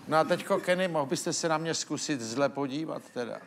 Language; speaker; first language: Czech; native; Czech